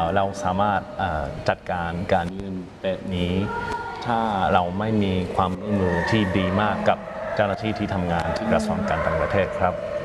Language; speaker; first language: Thai; non-native, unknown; English